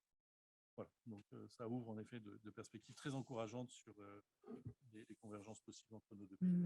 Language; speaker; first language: French; native; French